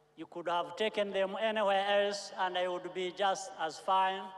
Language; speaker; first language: English; non-native, local second language; Kinyarwanda